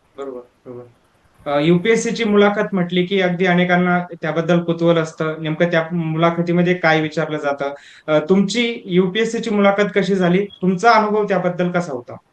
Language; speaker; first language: Marathi; native; Marathi